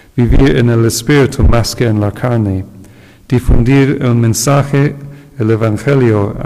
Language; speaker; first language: Spanish; non-native, fluent; English